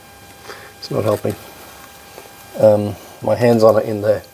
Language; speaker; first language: English; native; English